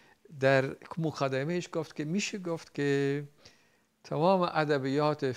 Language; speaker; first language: Persian; non-native, fluent; Dutch